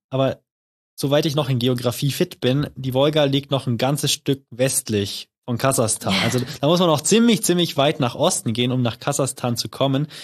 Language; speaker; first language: German; native; German